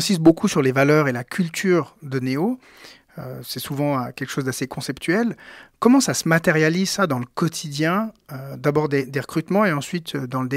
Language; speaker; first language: French; native; French